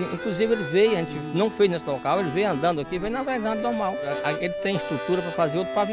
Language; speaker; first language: Portuguese; native; Portuguese